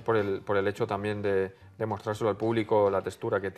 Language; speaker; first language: Spanish; native; Spanish